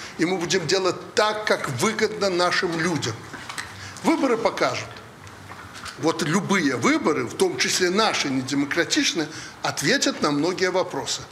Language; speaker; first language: Russian; native; Russian